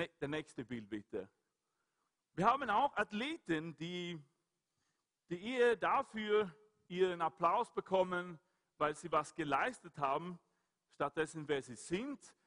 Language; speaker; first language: German; non-native, fluent; Swedish